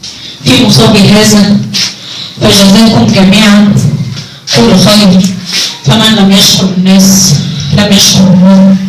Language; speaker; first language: Arabic; native; Arabic